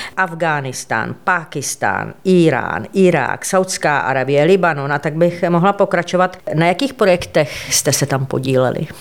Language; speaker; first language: Czech; native; Czech